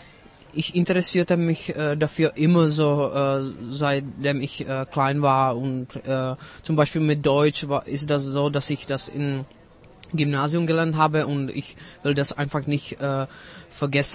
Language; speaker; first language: German; non-native, fluent; Czech